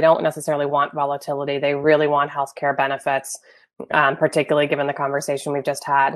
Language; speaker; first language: English; native; English